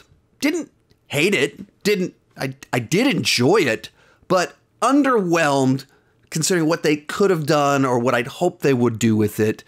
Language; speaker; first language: English; native; English